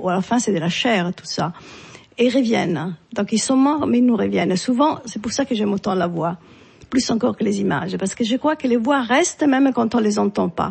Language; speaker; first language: French; non-native, fluent; Italian